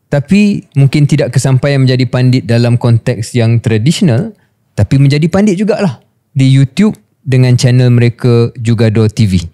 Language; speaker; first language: Malay; native; Malay